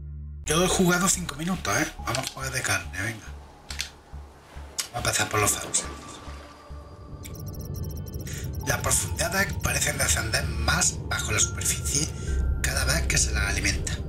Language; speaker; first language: Spanish; native; Spanish